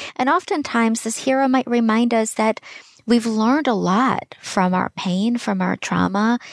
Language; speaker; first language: English; early bilingual, other home language; Russian